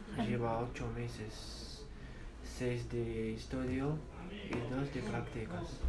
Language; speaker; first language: Spanish; non-native, learner; Arabic